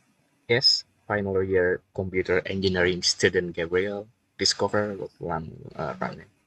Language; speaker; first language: English; non-native, learner; Indonesian